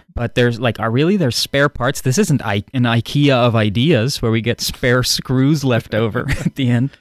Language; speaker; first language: English; non-native, fluent; Dutch